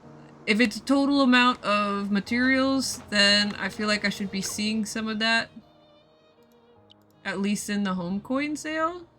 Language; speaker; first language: English; native; English